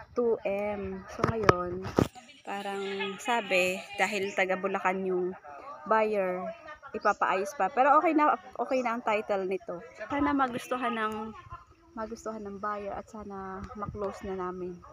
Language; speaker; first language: Filipino; non-native, local second language; Bikol